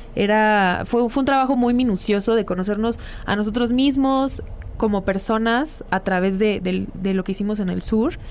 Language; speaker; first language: Spanish; native; Spanish